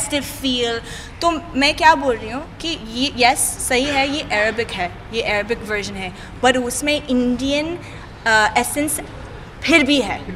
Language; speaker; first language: Hindi; non-native, learner; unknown